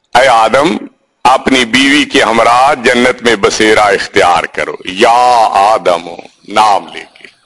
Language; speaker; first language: Urdu; native; Urdu